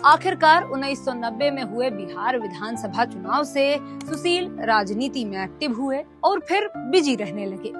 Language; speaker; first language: Hindi; native; Hindi